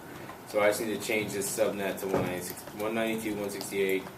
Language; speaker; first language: English; native; English